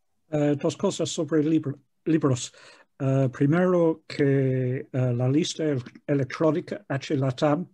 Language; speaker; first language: Spanish; non-native, fluent; English